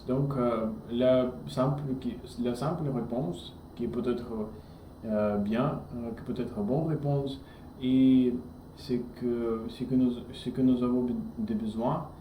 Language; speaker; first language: French; non-native, learner; English